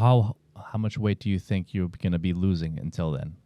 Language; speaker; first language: English; native; English